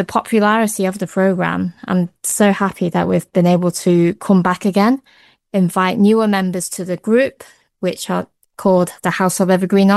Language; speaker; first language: English; native; English